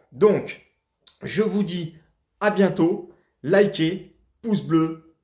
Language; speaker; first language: French; native; French